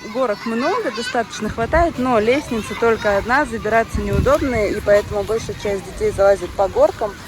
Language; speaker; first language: Russian; native; Russian